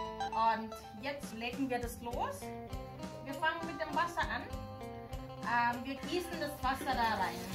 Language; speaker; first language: German; non-native, fluent; Thai